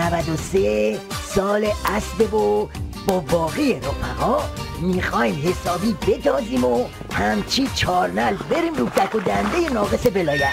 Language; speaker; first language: Persian; native; Persian